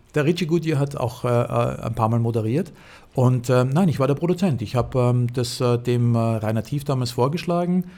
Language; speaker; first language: German; native; German